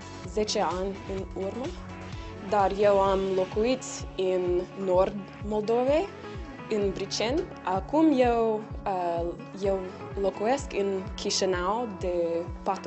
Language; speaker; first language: Romanian; non-native, learner; English